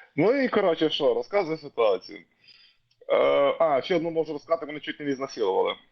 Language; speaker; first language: Ukrainian; native; Ukrainian